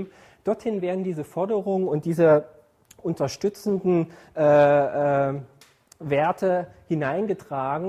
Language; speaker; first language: German; native; German